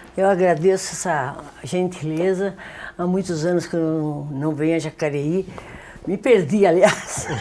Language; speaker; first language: Portuguese; early bilingual, other home language; Spanish